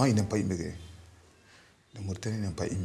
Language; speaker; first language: French; non-native, local second language; Fula